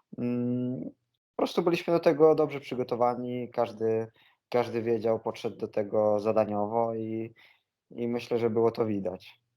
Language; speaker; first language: Polish; native; Polish